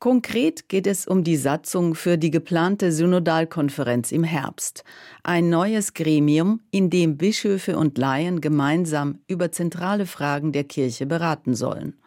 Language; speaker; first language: German; native; German